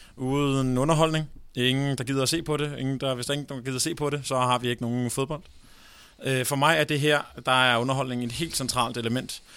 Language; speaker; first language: Danish; native; Danish